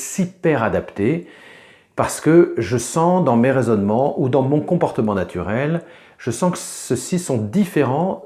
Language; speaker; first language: French; native; French